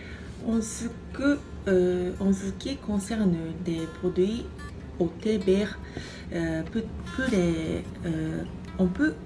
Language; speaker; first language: French; non-native, fluent; Japanese